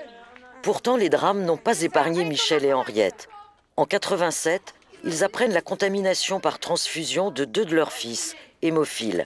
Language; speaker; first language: French; native; French